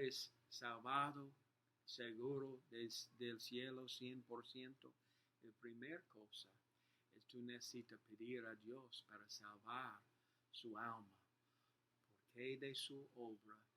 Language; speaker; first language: Spanish; non-native, learner; English